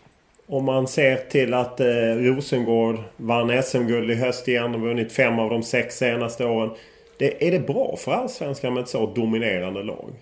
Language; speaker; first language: Swedish; native; Swedish